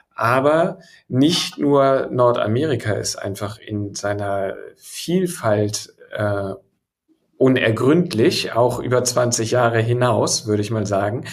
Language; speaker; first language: German; native; German